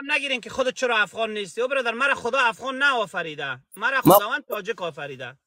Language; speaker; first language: Persian; native; Persian